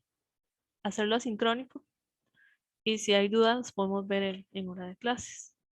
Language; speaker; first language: Spanish; native; Spanish